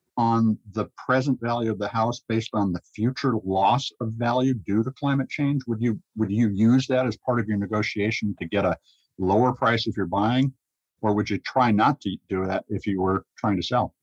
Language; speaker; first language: English; native; English